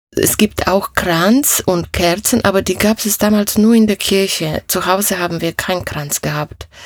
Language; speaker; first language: German; non-native, fluent; Polish